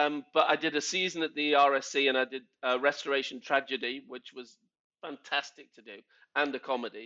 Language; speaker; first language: English; native; English